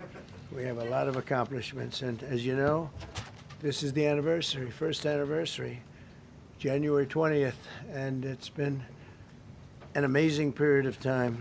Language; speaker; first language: English; native; English